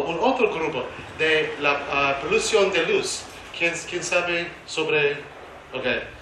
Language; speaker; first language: Spanish; non-native, learner; English